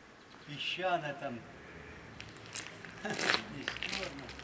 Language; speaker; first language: Russian; native; Russian